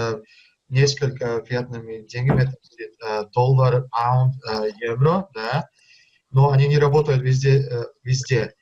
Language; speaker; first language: Russian; early bilingual, heritage; Russian